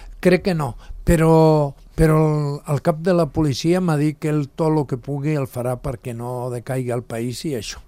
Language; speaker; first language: Catalan; non-native, local second language; Spanish